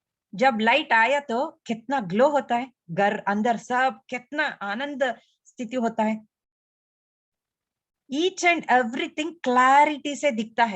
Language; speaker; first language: Hindi; non-native, local second language; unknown